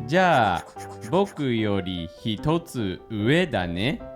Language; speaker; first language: Japanese; non-native, fluent; English